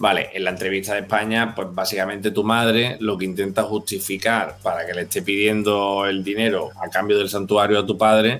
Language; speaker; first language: Spanish; native; Spanish